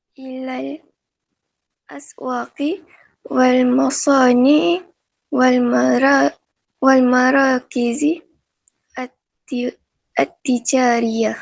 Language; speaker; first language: Arabic; non-native, learner; Malay